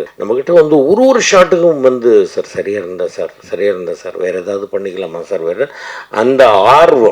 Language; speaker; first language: Tamil; native; Tamil